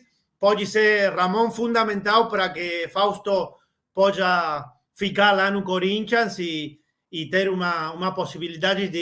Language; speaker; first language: Portuguese; non-native, learner; Spanish